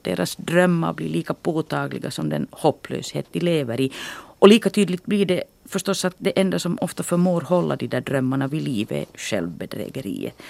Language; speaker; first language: Swedish; native; Swedish